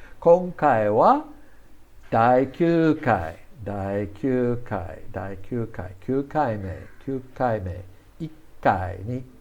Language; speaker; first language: Japanese; non-native, fluent; English